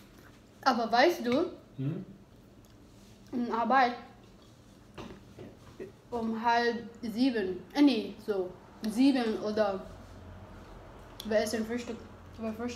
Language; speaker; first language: German; non-native, learner; Filipino